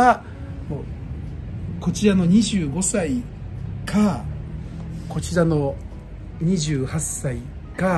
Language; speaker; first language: Japanese; native; Japanese